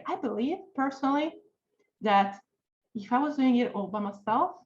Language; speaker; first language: English; non-native, fluent; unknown